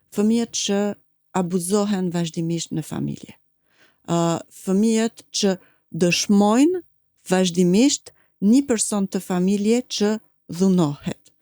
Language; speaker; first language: Albanian; non-native, fluent; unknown